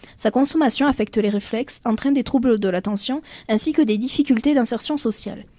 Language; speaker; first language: French; native; French